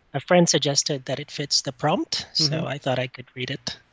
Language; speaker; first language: English; non-native, fluent; French